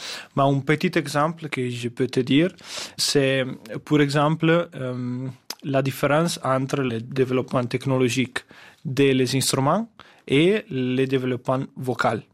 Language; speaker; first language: French; non-native, fluent; Italian